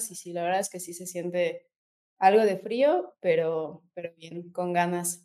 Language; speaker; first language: Spanish; native; Spanish